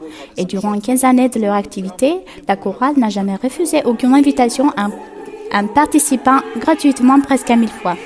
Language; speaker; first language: French; non-native, fluent; Armenian